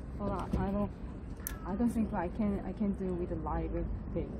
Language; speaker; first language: English; non-native, learner; Korean